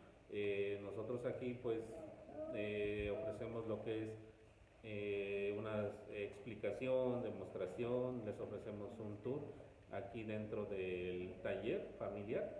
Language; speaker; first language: Spanish; native; Spanish